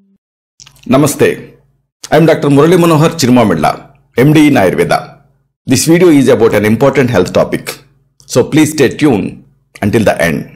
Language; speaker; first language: English; non-native, local second language; Telugu